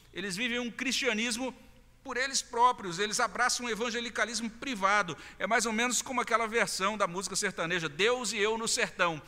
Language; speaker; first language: Portuguese; native; Portuguese